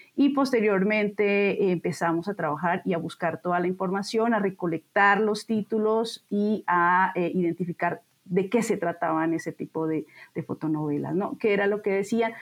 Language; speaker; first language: Spanish; native; Spanish